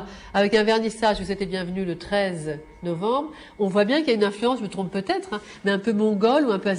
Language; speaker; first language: French; native; French